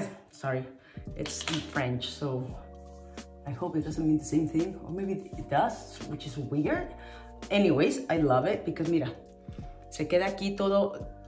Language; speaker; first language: English; non-native, fluent; Spanish